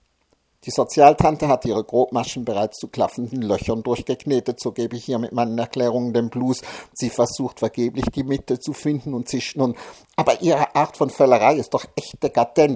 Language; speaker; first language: German; native; German